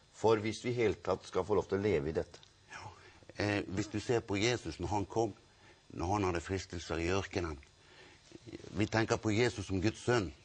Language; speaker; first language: Norwegian; native; Norwegian